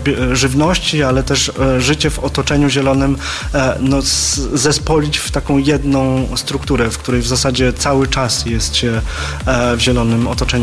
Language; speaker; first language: Polish; native; Polish